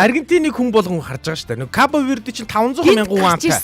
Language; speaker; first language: Mongolian; native; Mongolian